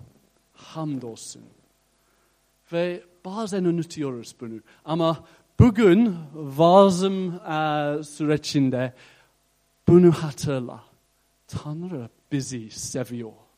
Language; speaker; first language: Turkish; non-native, fluent; English